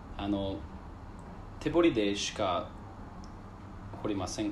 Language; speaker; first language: Japanese; non-native, learner; English